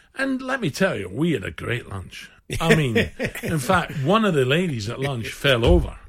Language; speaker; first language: English; native; English